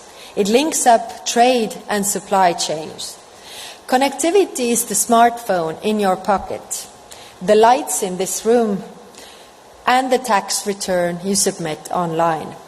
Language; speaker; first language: English; non-native, fluent; Estonian